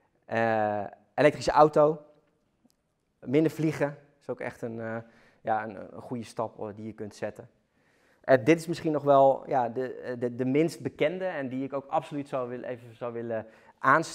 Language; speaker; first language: Dutch; native; Dutch